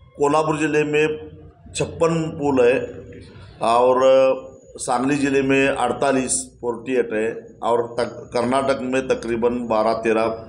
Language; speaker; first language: Hindi; non-native, local second language; Marathi